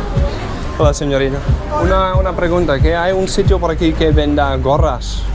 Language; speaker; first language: Spanish; non-native, fluent; English